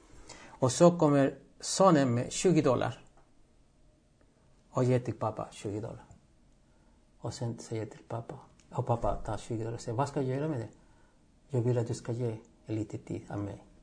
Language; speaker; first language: Swedish; non-native, fluent; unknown